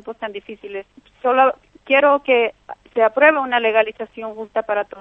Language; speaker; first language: Spanish; native; Spanish